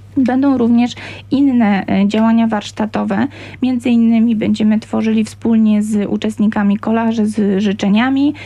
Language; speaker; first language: Polish; native; Polish